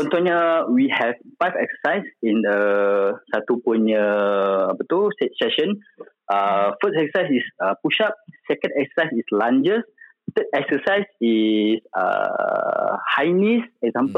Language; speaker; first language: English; non-native, local second language; Malay